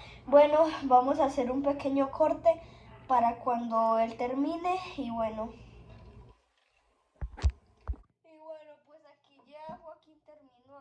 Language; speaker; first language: Spanish; native; Spanish